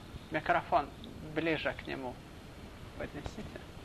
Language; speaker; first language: Russian; native; Russian